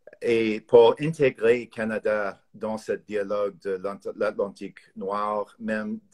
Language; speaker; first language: French; non-native, fluent; English